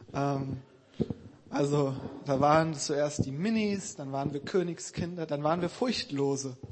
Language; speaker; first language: German; native; German